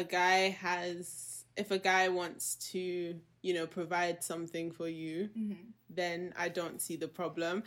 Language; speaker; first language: English; non-native, local second language; Yoruba